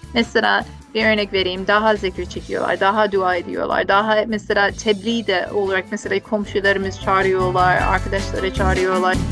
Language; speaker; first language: Turkish; non-native, fluent; English